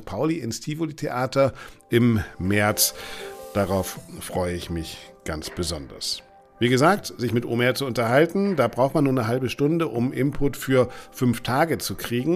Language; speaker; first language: German; native; German